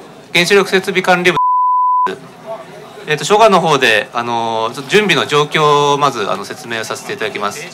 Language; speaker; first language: Japanese; native; Japanese